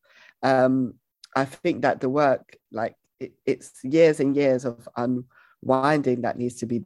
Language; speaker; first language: English; native; English